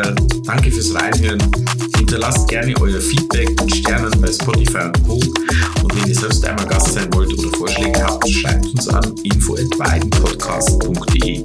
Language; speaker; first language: German; native; German